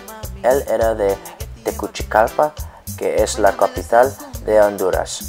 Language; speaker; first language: Spanish; non-native, learner; English